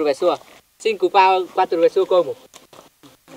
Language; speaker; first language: Vietnamese; non-native, learner; Portuguese